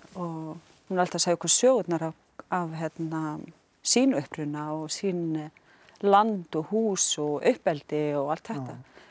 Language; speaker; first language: Icelandic; non-native, fluent; Arabic